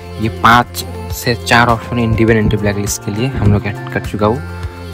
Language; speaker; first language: Hindi; non-native, local second language; Bangla